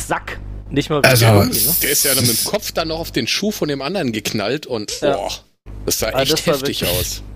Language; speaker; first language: German; native; German